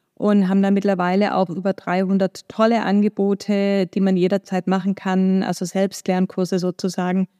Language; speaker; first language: German; native; German